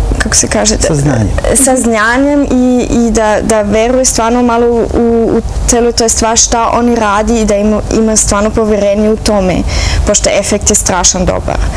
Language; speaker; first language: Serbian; early bilingual, heritage; Serbian